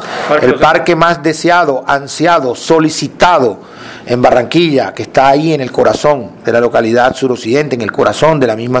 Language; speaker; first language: Spanish; native; Spanish